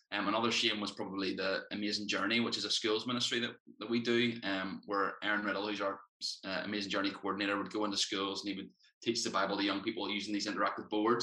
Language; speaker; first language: English; native; English